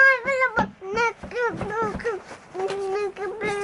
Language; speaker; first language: German; early bilingual, heritage; German